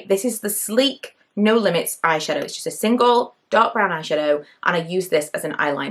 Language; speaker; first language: English; native; English